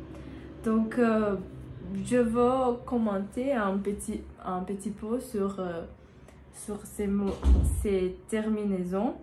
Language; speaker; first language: French; non-native, learner; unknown